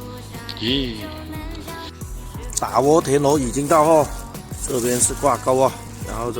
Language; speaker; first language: Chinese; native; Chinese